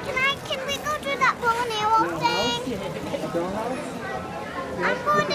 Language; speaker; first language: English; native; English